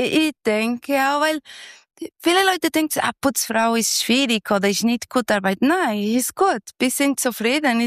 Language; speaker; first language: German; non-native, learner; Portuguese